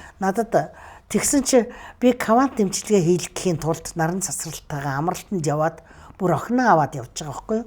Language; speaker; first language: Mongolian; native; Mongolian